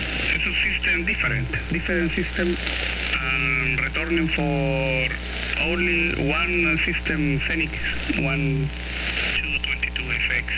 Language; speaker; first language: English; non-native, learner; Spanish